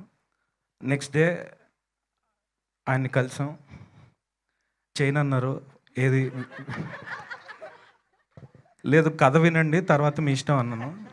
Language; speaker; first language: Telugu; native; Telugu